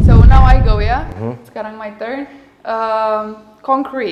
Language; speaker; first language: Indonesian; non-native, fluent; Romanian